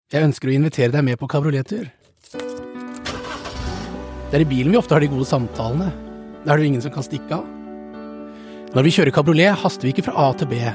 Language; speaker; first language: Norwegian; native; Norwegian